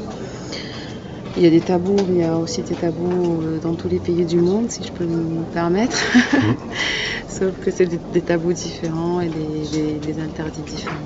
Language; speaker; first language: French; non-native, fluent; Arabic